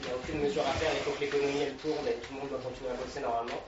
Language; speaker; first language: French; native; French